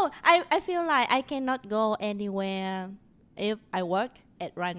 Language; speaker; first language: English; non-native, learner; Vietnamese